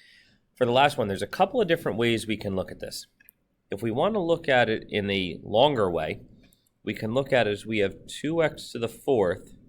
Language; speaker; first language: English; native; English